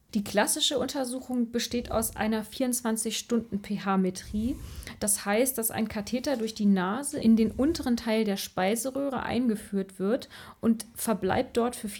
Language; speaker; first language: German; native; German